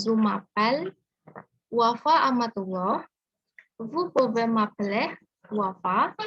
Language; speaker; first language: French; non-native, learner; Indonesian